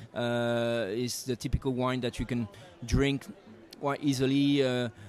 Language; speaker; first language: English; non-native, fluent; French